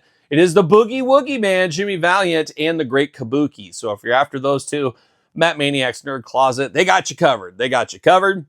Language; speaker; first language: English; native; English